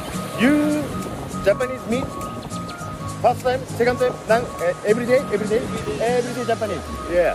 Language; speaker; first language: English; non-native, learner; Thai